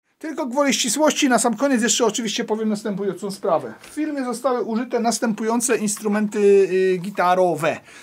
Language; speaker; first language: Polish; native; Polish